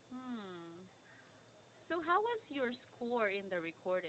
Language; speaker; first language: English; non-native, fluent; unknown